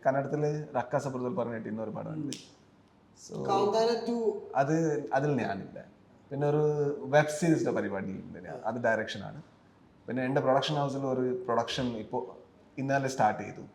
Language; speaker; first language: Malayalam; non-native, learner; Kannada